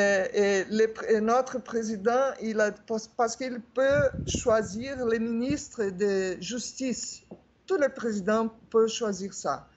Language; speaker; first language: French; non-native, fluent; Portuguese